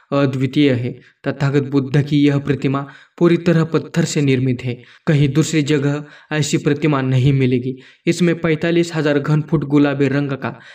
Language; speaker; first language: Hindi; non-native, local second language; Marathi